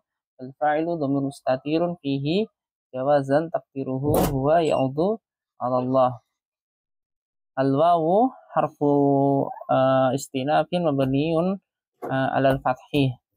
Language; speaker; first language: Arabic; non-native, fluent; Indonesian